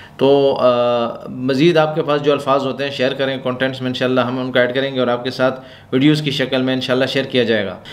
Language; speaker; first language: Urdu; non-native, local second language; Pashto